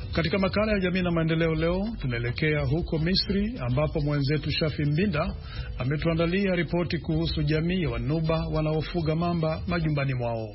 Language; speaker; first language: Swahili; non-native, local second language; Rundi